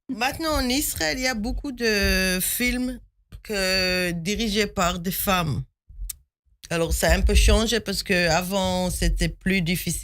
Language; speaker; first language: French; non-native, fluent; Hebrew